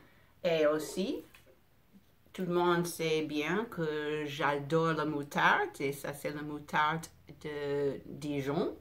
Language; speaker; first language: French; non-native, fluent; English